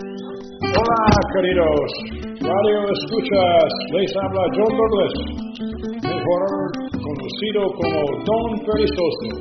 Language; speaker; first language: Spanish; non-native, learner; English